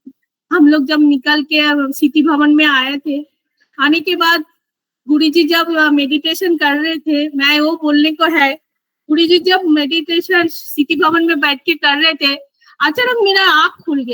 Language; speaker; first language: Hindi; non-native, local second language; Bangla